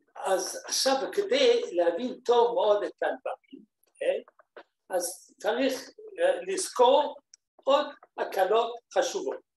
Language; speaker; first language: Hebrew; non-native, fluent; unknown